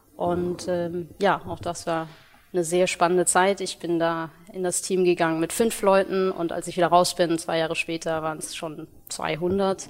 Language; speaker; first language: German; early bilingual, other home language; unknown